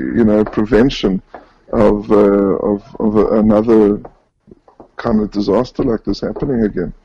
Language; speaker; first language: English; native; English